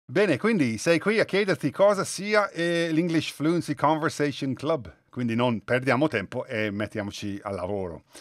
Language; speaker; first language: Italian; non-native, fluent; English